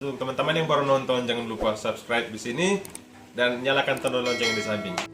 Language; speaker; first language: Indonesian; native; Indonesian